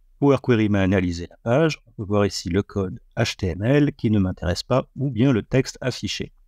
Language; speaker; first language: French; native; French